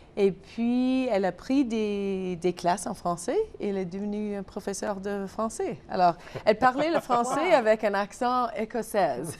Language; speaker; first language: French; non-native, local second language; English